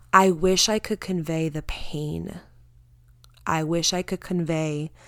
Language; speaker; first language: English; native; English